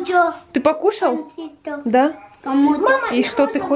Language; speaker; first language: Russian; native; Russian